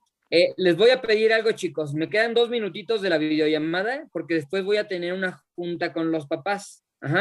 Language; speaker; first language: Spanish; native; Spanish